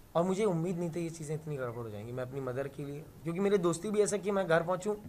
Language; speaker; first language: Hindi; native; Hindi